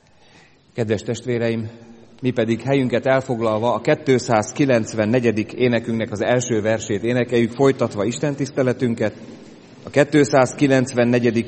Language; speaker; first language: Hungarian; native; Hungarian